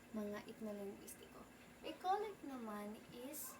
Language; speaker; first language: Filipino; non-native, local second language; Surigaonon